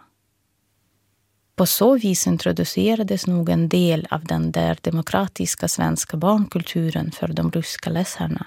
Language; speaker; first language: Swedish; non-native, fluent; Russian